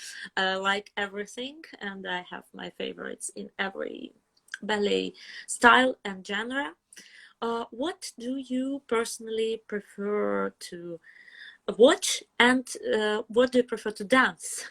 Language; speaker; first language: English; non-native, fluent; Russian